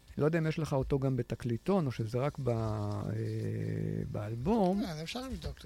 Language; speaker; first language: Hebrew; native; Hebrew